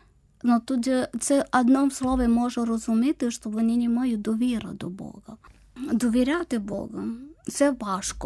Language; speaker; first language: Ukrainian; non-native, learner; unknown